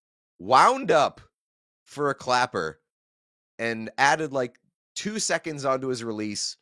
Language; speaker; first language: English; native; English